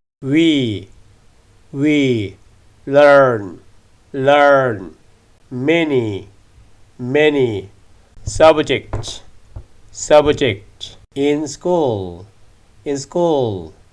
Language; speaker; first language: English; non-native, fluent; Korean